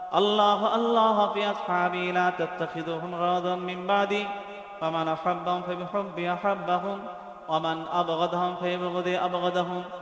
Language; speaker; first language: Arabic; non-native, fluent; Bangla